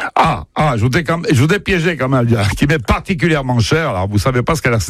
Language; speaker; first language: French; native; French